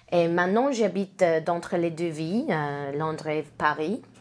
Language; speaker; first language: French; non-native, learner; English